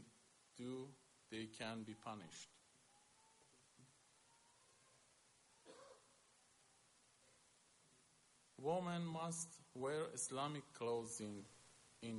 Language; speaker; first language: English; non-native, learner; Persian